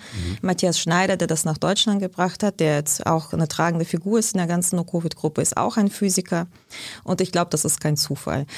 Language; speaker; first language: German; early bilingual, other home language; Russian